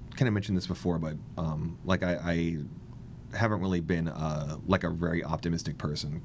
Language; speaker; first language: English; native; English